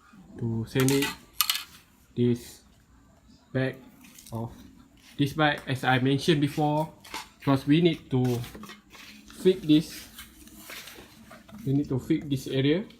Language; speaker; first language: English; non-native, local second language; Malay